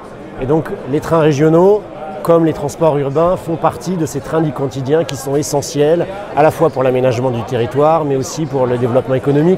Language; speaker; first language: French; native; French